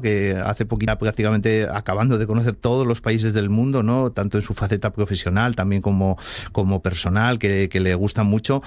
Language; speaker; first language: Spanish; native; Spanish